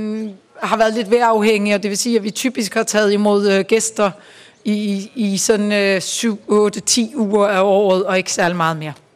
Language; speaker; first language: Danish; native; Danish